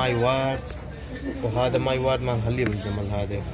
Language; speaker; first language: Arabic; non-native, learner; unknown